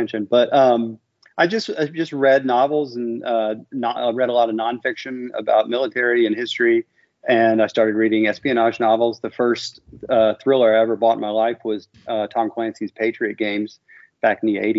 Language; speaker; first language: English; native; English